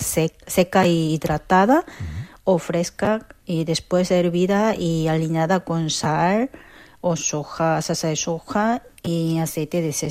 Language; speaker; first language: Spanish; non-native, learner; Korean